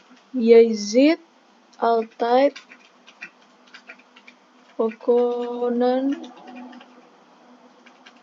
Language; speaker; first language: Dutch; non-native, learner; Indonesian